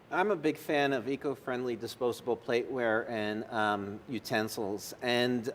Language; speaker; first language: English; native; English